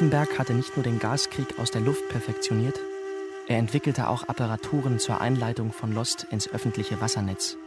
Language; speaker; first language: German; native; German